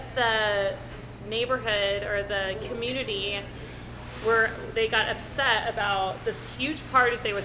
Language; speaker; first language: English; native; English